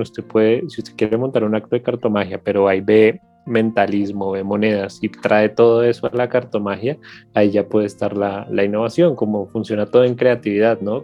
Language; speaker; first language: Spanish; native; Spanish